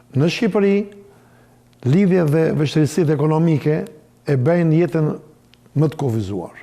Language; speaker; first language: Albanian; native; Albanian